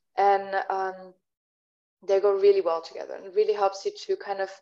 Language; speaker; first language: English; non-native, fluent; German